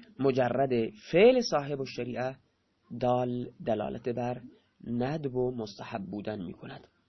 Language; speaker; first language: Persian; non-native, local second language; Baluchi